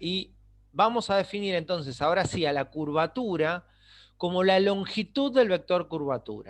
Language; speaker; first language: Spanish; native; Spanish